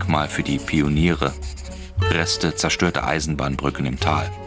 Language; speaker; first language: German; native; German